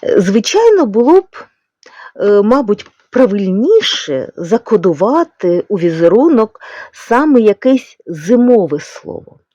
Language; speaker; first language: Ukrainian; non-native, local second language; Russian